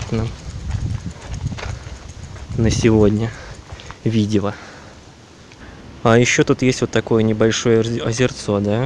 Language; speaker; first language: Russian; native; Russian